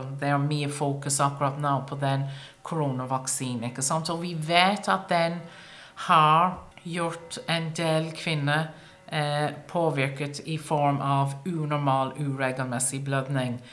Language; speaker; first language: Norwegian; non-native, fluent; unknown